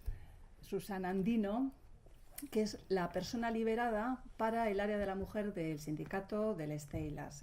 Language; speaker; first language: Spanish; native; Spanish